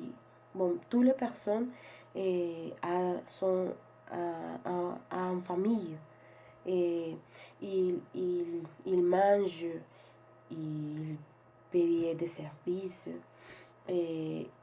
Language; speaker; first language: French; non-native, learner; Spanish